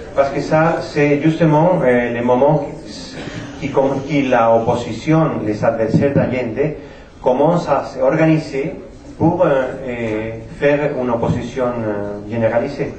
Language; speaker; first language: French; non-native, fluent; Spanish